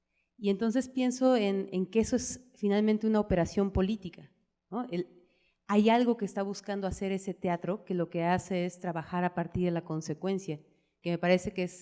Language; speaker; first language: Spanish; native; Spanish